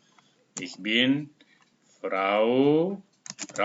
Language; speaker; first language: German; non-native, fluent; Indonesian